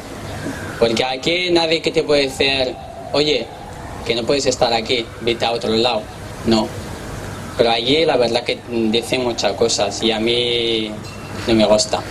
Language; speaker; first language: Spanish; non-native, learner; Arabic